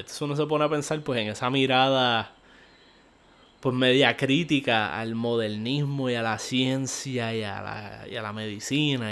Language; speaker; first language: Spanish; native; Spanish